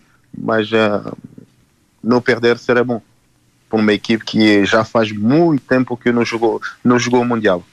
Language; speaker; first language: Portuguese; non-native, fluent; Haitian Creole